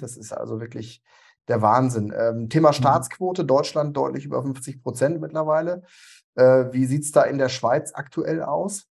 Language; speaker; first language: German; native; German